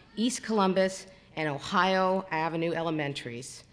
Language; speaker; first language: English; native; English